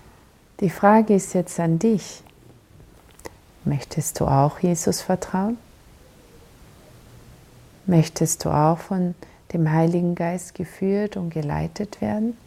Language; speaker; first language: German; non-native, fluent; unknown